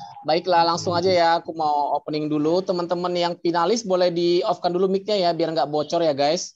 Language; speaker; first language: Indonesian; native; Indonesian